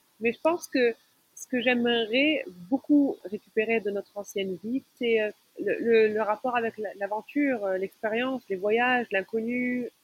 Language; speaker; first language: French; non-native, local second language; Arabic